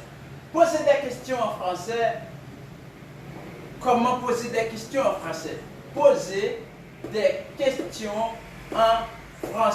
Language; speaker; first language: French; non-native, local second language; Haitian Creole